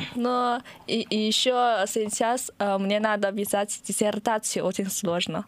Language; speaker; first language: Russian; non-native, fluent; Chinese